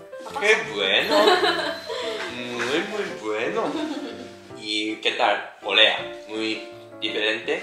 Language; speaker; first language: Spanish; non-native, learner; Japanese